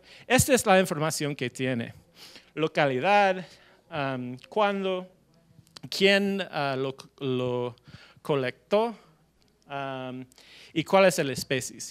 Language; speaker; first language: Spanish; non-native, fluent; English